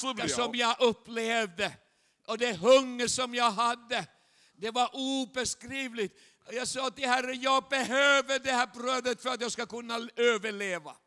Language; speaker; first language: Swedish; non-native, fluent; Chinese